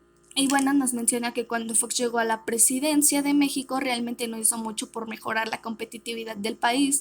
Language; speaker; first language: Spanish; native; Spanish